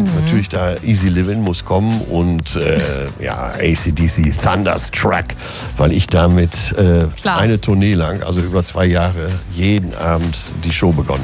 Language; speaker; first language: German; native; German